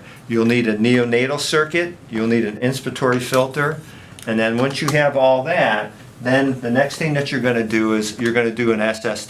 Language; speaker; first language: English; native; English